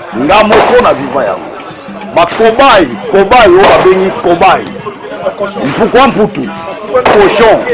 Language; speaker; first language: Lingala; non-native, local second language; Kongo